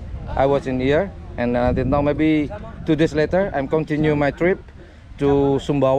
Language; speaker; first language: English; non-native, learner; Indonesian